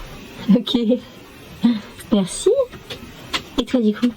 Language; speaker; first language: French; native; French